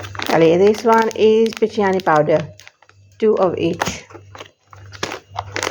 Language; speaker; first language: English; non-native, local second language; Morisyen